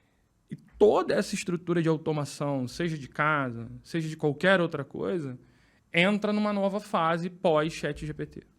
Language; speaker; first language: Portuguese; native; Portuguese